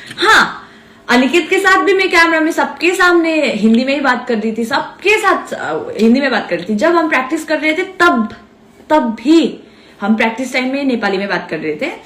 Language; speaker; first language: Hindi; non-native, local second language; Nepali